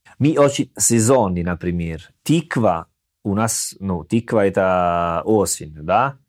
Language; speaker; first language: Russian; non-native, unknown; Italian